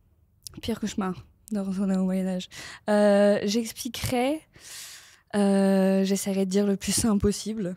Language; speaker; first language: French; native; French